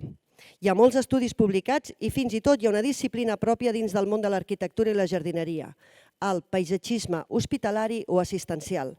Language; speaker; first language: Catalan; native; Catalan